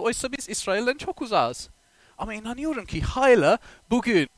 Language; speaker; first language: Turkish; non-native, fluent; English